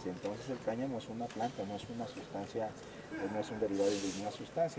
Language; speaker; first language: Spanish; native; Spanish